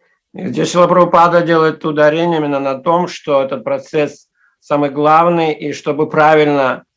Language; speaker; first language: Russian; native; Russian